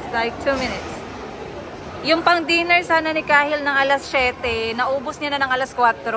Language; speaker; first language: Filipino; native; Filipino